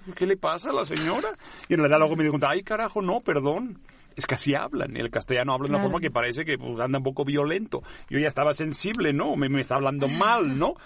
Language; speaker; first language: Spanish; non-native, local second language; Catalan